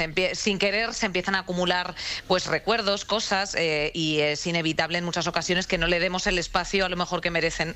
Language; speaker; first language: Spanish; native; Spanish